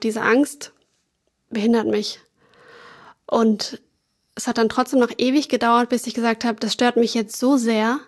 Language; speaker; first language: German; native; German